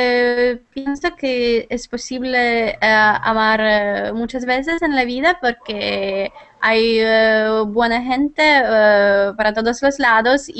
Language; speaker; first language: Spanish; non-native, fluent; Lithuanian